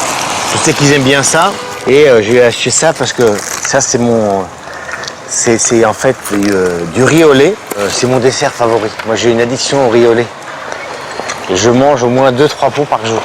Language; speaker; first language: French; native; French